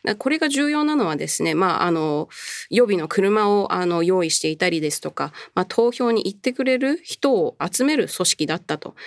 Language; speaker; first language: Japanese; early bilingual, heritage; Japanese